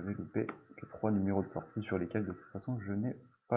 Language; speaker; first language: French; native; French